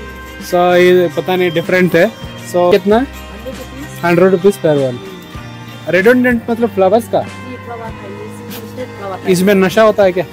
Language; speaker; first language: Hindi; non-native, local second language; Telugu